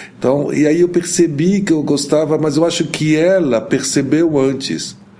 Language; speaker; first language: Portuguese; early bilingual, heritage; Portuguese